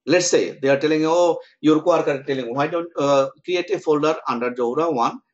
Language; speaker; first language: English; non-native, local second language; Bangla